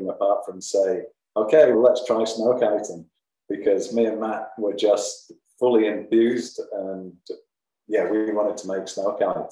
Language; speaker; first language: English; native; English